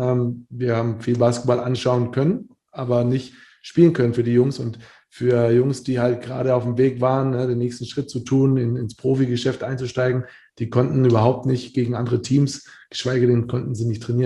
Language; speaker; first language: German; native; German